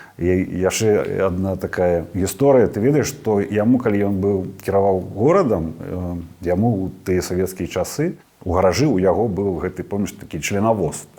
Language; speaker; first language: Belarusian; non-native, local second language; Russian